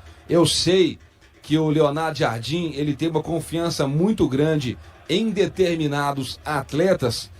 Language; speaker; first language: Portuguese; native; Portuguese